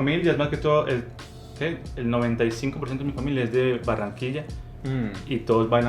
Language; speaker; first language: Spanish; native; Spanish